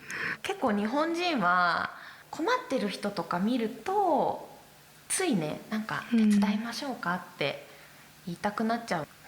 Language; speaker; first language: Japanese; native; Japanese